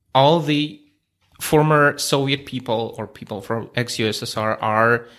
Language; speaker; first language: English; non-native, fluent; Russian